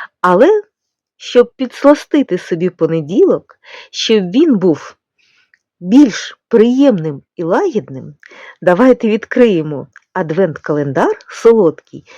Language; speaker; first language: Ukrainian; non-native, local second language; Russian